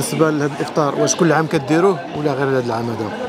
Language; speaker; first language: Arabic; native; Arabic